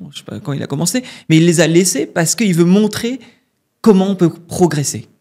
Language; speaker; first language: French; native; French